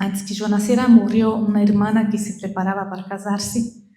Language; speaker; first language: Spanish; non-native, learner; Portuguese